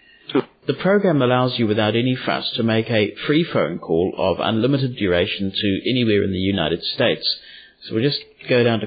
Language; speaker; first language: English; native; English